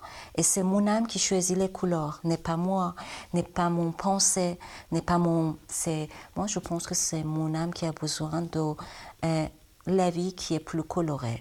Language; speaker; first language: French; non-native, learner; Persian